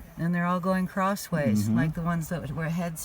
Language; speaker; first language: English; native; English